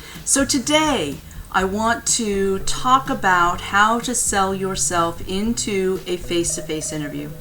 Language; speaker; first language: English; native; English